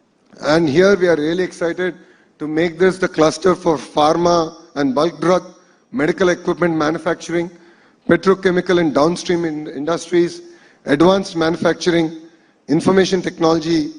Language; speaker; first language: English; non-native, local second language; Telugu